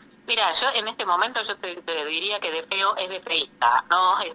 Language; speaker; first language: Spanish; native; Spanish